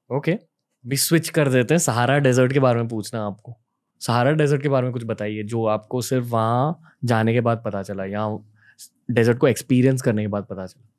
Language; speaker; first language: Hindi; native; Hindi